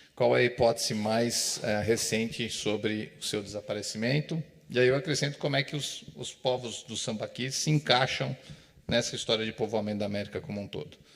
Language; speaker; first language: Portuguese; native; Portuguese